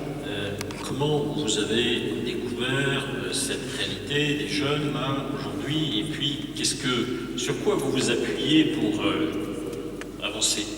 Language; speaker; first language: French; native; French